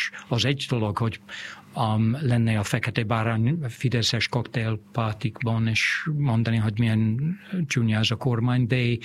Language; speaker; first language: Hungarian; non-native, fluent; English